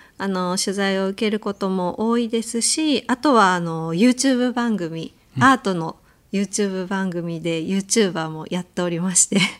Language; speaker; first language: Japanese; native; Japanese